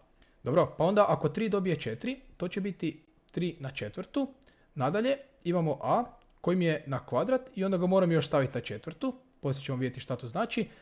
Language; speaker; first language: Croatian; native; Croatian